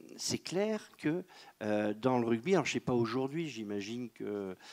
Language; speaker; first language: French; native; French